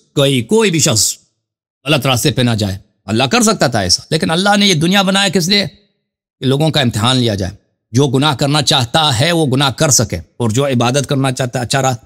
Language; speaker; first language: Urdu; non-native, fluent; Persian